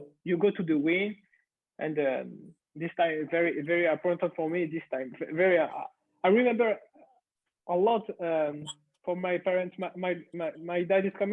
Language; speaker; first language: English; non-native, learner; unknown